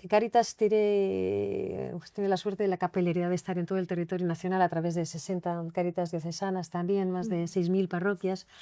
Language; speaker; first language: Spanish; native; Spanish